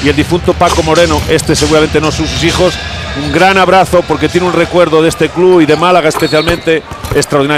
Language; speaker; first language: Spanish; native; Spanish